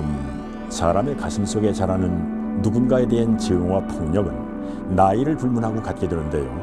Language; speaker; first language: Korean; native; Korean